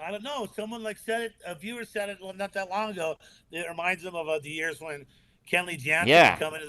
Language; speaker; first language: English; native; English